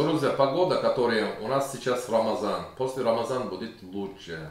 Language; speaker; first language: Russian; non-native, learner; Turkish